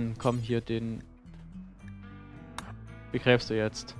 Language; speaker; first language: German; native; German